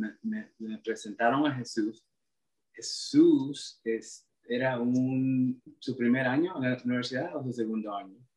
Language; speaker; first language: Spanish; early bilingual, heritage; Spanish